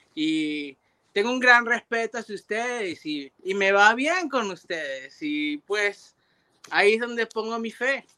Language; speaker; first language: Spanish; early bilingual, heritage; Spanish